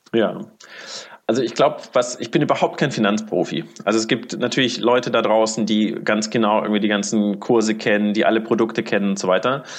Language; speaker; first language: German; early bilingual, other home language; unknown